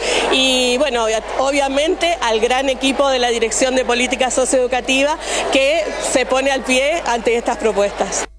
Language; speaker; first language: Spanish; native; Spanish